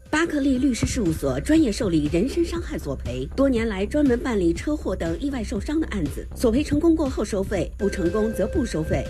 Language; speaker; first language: Chinese; native; Chinese